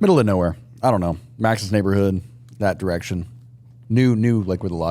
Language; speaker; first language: English; native; English